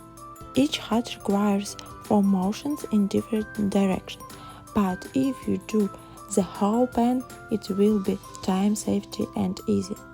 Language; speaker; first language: English; non-native, learner; Russian